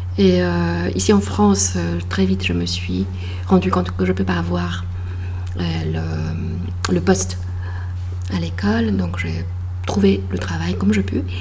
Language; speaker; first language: French; non-native, fluent; Polish